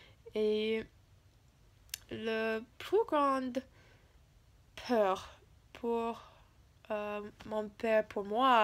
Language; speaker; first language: French; non-native, learner; English